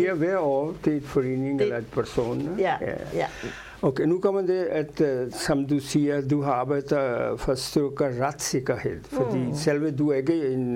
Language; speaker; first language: Danish; non-native, fluent; Urdu